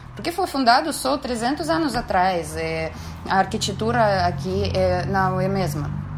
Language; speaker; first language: Portuguese; non-native, fluent; Russian